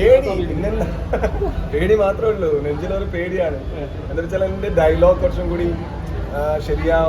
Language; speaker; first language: Malayalam; non-native, learner; Kannada